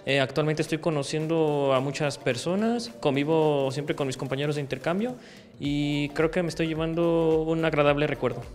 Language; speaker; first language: Spanish; native; Spanish